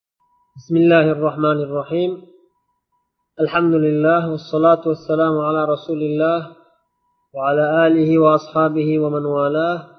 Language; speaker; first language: Arabic; non-native, fluent; Uzbek